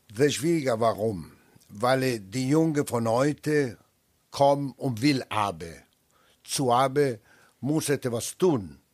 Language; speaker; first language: German; non-native, learner; Italian